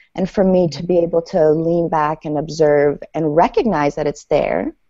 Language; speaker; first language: English; early bilingual, other home language; Persian